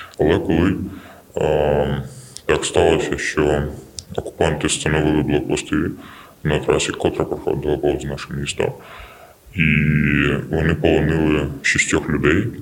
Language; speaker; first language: Ukrainian; non-native, local second language; Russian